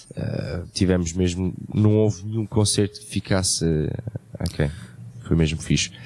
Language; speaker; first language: Portuguese; early bilingual, heritage; Portuguese